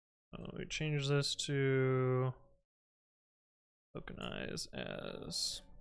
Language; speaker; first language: English; native; English